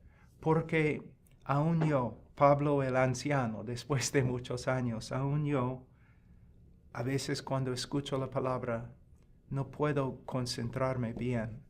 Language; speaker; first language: Spanish; non-native, fluent; English